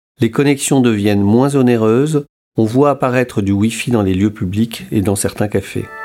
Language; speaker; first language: French; native; French